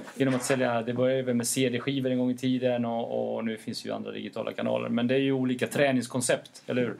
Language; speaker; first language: Swedish; native; Swedish